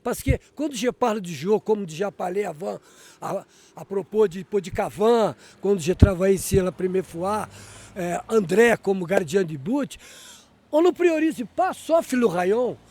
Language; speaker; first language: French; non-native, learner; Portuguese